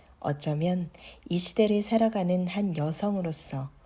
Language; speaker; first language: Korean; native; Korean